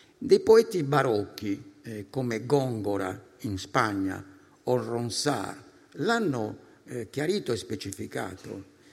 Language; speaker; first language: Italian; native; Italian